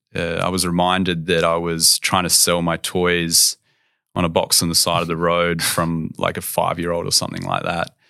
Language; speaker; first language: English; native; English